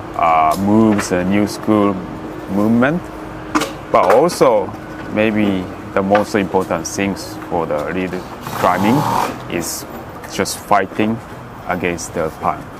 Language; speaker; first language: English; non-native, learner; Japanese